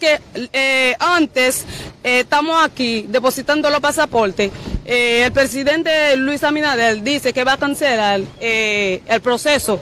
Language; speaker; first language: Spanish; non-native, learner; Haitian Creole